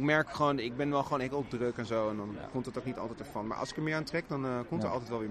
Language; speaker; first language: Dutch; native; Dutch